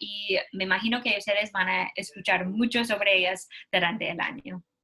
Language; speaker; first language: Spanish; non-native, learner; English